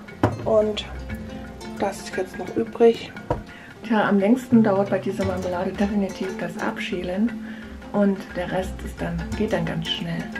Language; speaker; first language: German; native; German